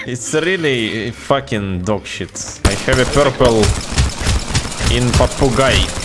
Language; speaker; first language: English; non-native, learner; Russian